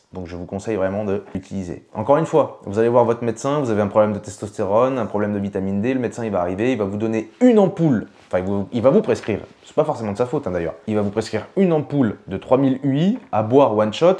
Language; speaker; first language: French; native; French